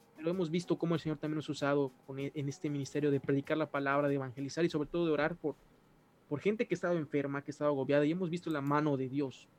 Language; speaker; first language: Spanish; native; Spanish